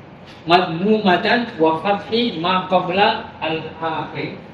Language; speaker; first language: Arabic; non-native, fluent; Malay